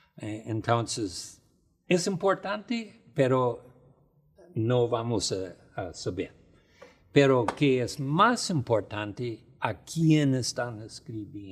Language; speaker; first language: Spanish; non-native, fluent; English